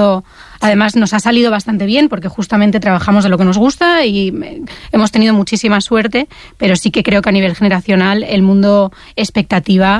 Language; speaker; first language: Spanish; native; Spanish